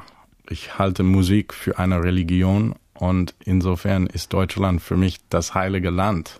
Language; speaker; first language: German; non-native, fluent; English